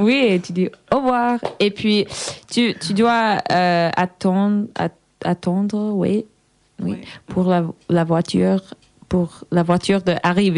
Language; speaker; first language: French; non-native, learner; English